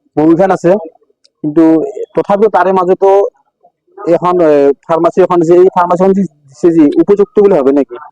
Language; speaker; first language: Assamese; non-native, local second language; Bangla